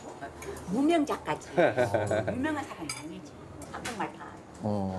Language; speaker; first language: Korean; native; Korean